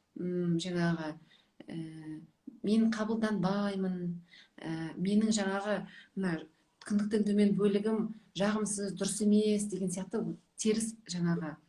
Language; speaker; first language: Kazakh; non-native, local second language; Russian